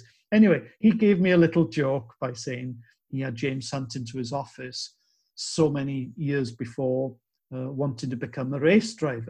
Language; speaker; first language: English; native; English